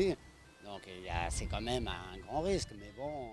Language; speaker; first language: French; native; French